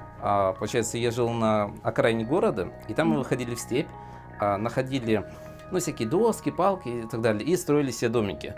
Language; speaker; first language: Russian; native; Russian